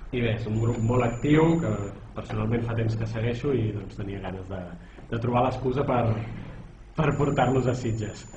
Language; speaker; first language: Catalan; native; Catalan